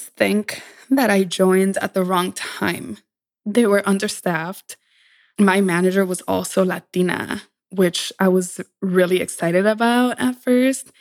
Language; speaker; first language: English; early bilingual, other home language; Spanish